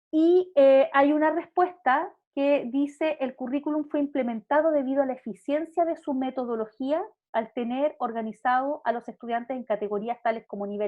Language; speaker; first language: Spanish; native; Spanish